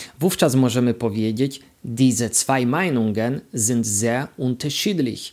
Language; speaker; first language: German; non-native, fluent; Polish